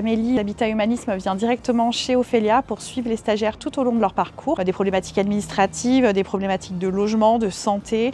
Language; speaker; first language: French; native; French